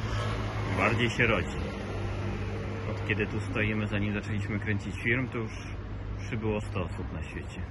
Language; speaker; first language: Polish; native; Polish